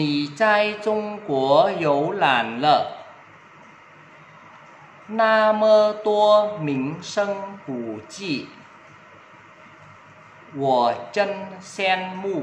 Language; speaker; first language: Chinese; non-native, fluent; Vietnamese